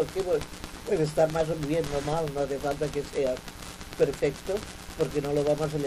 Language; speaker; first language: Spanish; non-native, local second language; Catalan